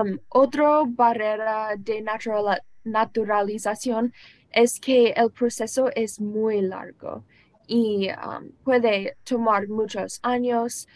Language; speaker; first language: Spanish; non-native, learner; English